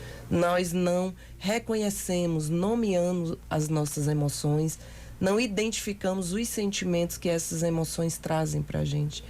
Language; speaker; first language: Portuguese; native; Portuguese